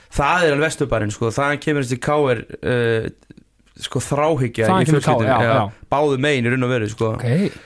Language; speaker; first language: Icelandic; native; Icelandic